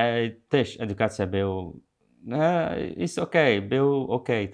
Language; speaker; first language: Polish; non-native, learner; Arabic